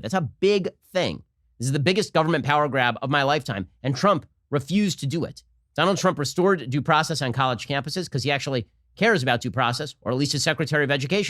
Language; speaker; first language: English; native; English